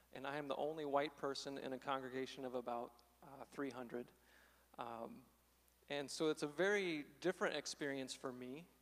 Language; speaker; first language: English; native; English